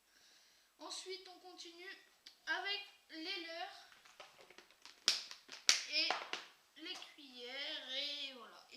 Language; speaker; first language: French; native; French